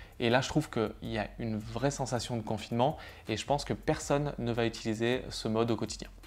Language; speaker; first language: French; native; French